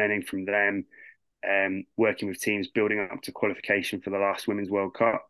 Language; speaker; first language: English; native; English